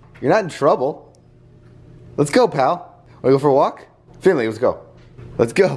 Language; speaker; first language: English; native; English